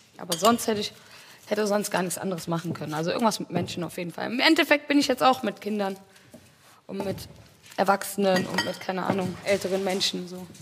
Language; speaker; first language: German; early bilingual, other home language; Tigrinya